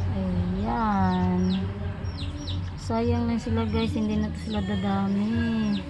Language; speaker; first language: Filipino; native; Filipino